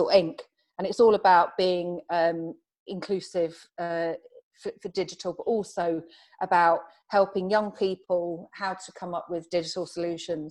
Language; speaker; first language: English; native; English